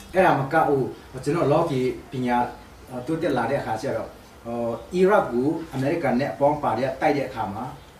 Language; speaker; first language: Burmese; non-native, local second language; Tedim Chin